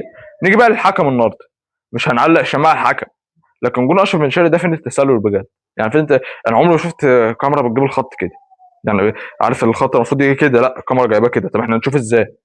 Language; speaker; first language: Arabic; native; Arabic